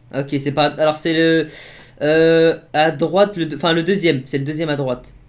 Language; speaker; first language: French; native; French